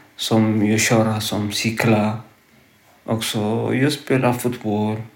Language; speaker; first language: Swedish; non-native, learner; Tigrinya